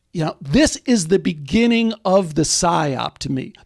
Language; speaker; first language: English; native; English